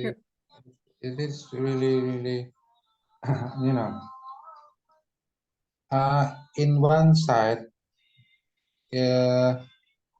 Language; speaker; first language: English; non-native, fluent; Indonesian